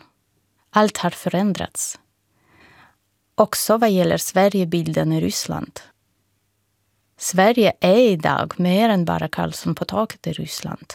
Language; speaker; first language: Swedish; non-native, fluent; Russian